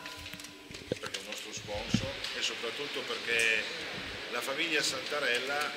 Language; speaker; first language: Italian; native; Italian